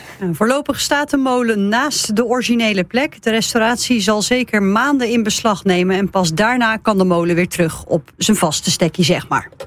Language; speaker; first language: Dutch; native; Dutch